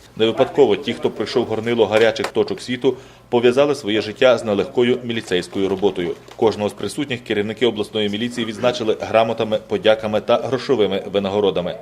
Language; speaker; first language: Ukrainian; native; Ukrainian